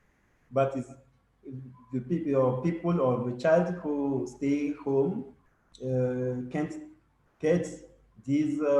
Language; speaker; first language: English; non-native, learner; French